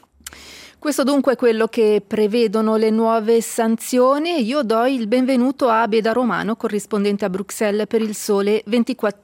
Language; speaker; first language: Italian; native; Italian